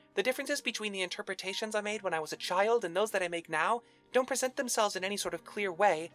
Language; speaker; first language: English; native; English